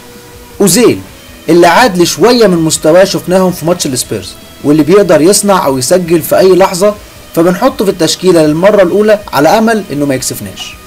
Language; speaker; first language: Arabic; native; Arabic